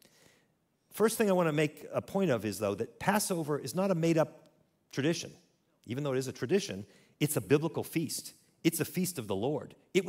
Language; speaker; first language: English; native; English